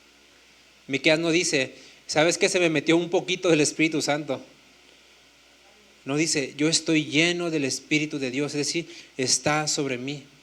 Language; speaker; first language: Spanish; native; Spanish